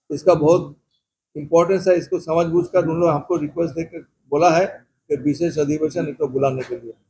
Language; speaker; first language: Hindi; non-native, local second language; Bangla